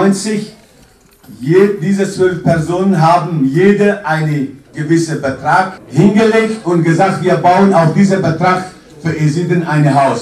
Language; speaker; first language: German; non-native, fluent; Kurdish